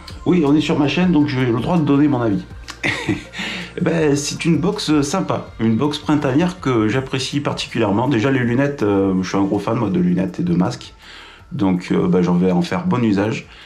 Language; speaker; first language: French; native; French